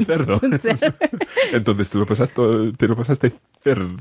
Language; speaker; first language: Spanish; non-native, fluent; English